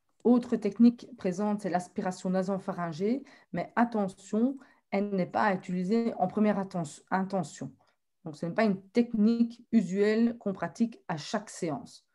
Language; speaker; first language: French; native; French